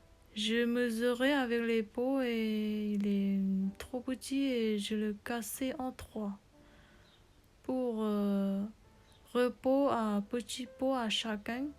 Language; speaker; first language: French; non-native, learner; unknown